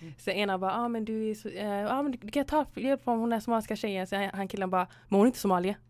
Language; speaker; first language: Swedish; early bilingual, other home language; Somali